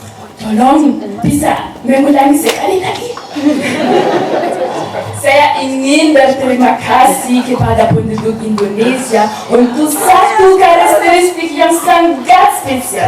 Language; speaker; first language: Indonesian; non-native, learner; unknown